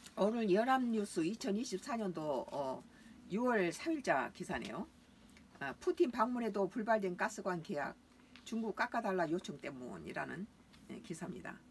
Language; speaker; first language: Korean; native; Korean